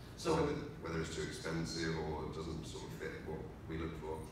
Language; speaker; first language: English; native; English